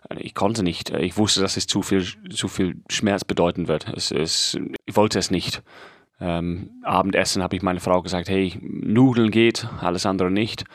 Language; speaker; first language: German; non-native, fluent; English